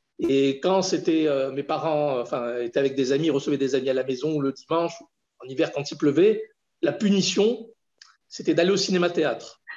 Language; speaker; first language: French; native; French